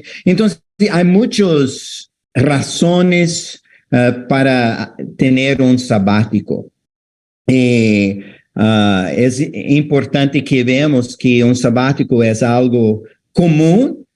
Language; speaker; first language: Spanish; non-native, fluent; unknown